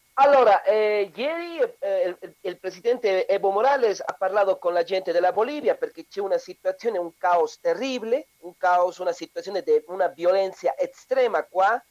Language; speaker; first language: Italian; non-native, learner; Spanish